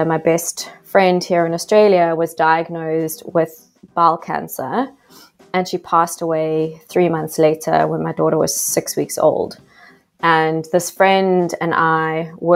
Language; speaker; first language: English; native; English